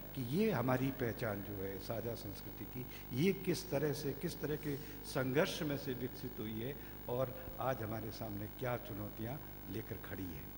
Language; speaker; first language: Hindi; native; Hindi